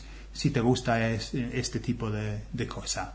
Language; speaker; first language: Spanish; non-native, fluent; English